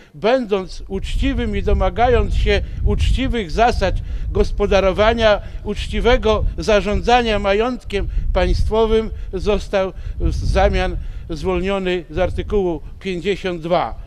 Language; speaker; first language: Polish; native; Polish